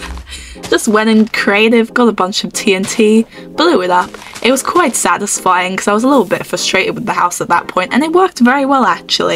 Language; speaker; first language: English; native; English